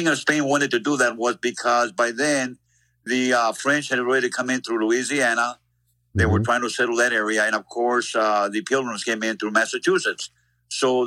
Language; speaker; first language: English; native; English